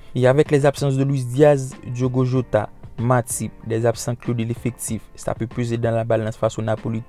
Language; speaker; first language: French; native; French